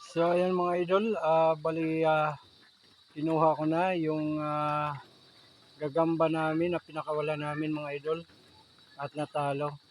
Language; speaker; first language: Filipino; native; Filipino